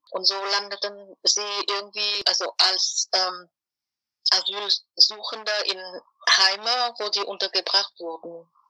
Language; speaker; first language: German; non-native, fluent; Vietnamese